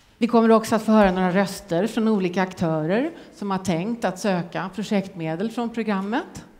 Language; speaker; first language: Swedish; native; Swedish